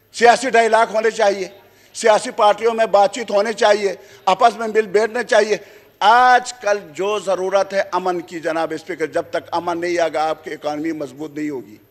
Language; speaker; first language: Urdu; non-native, local second language; Khowar